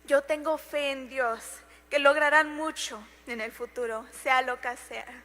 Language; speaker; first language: Spanish; early bilingual, heritage; Spanish